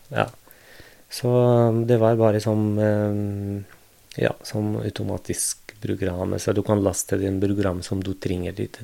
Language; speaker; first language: Norwegian; non-native, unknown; Arabic